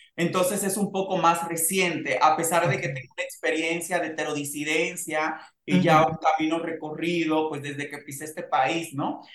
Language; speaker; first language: Spanish; native; Spanish